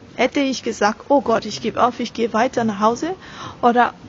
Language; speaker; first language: German; non-native, fluent; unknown